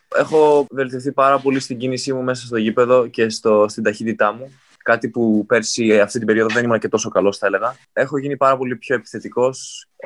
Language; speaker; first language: Greek; native; Greek